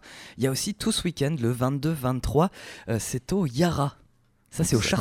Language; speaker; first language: French; native; French